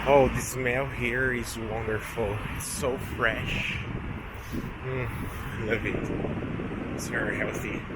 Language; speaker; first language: English; non-native, local second language; Portuguese